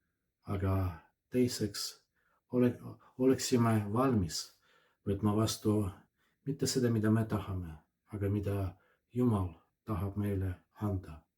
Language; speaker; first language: Estonian; non-native, fluent; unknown